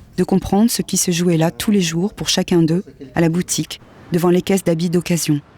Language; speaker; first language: French; native; French